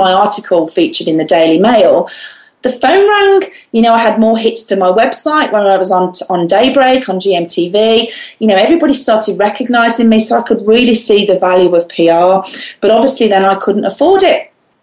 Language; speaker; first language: English; native; English